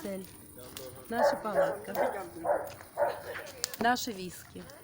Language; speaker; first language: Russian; non-native, local second language; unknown